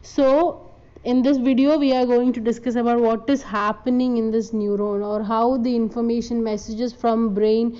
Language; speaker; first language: English; non-native, local second language; Malayalam